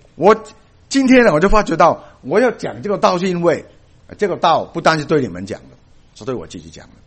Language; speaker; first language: Chinese; non-native, local second language; Cantonese